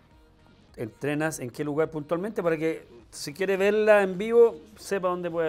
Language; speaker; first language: Spanish; native; Spanish